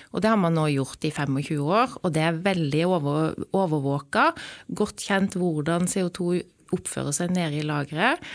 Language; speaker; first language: Norwegian; native; Norwegian